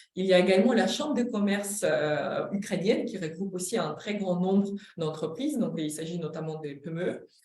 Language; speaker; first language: French; non-native, fluent; Ukrainian